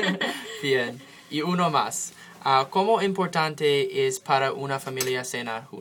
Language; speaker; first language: Spanish; non-native, learner; English